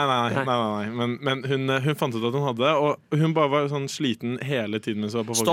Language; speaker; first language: Norwegian; native; Norwegian